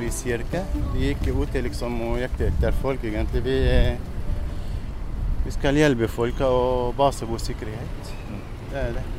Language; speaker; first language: Norwegian; non-native, learner; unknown